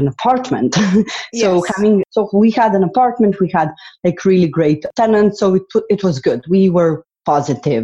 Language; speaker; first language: English; non-native, fluent; Slovenian